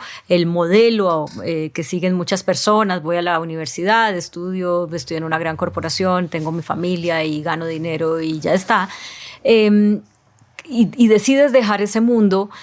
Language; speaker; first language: Spanish; native; Spanish